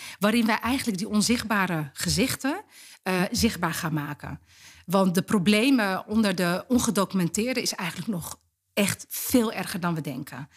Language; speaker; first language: Dutch; early bilingual, other home language; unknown